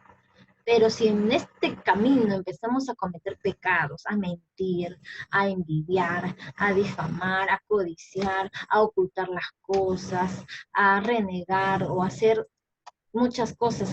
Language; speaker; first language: Spanish; native; Spanish